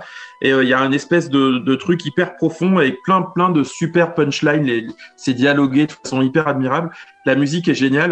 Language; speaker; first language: French; native; French